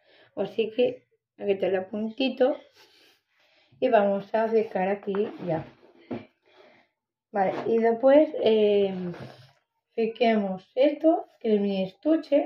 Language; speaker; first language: Spanish; non-native, local second language; Catalan